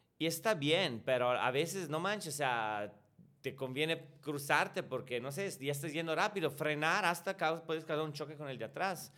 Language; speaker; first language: Spanish; non-native, fluent; Italian